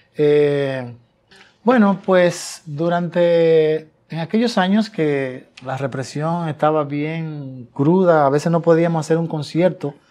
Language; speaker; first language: Spanish; native; Spanish